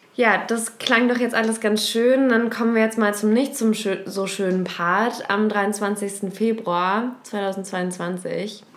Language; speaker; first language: German; native; German